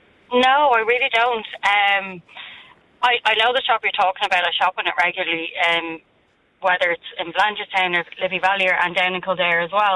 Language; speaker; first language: English; native; English